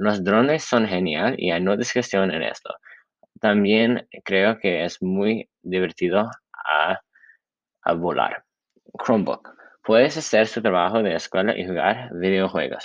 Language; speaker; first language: Spanish; non-native, learner; English